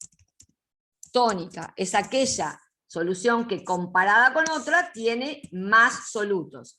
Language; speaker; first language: Spanish; native; Spanish